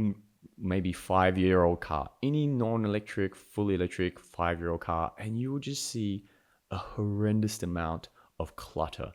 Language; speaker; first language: English; native; English